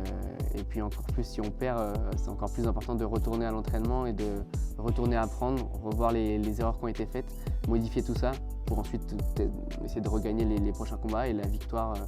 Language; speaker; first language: French; native; French